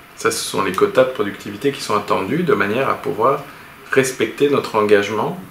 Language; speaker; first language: French; native; French